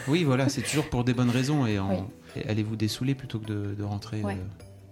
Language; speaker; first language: French; native; French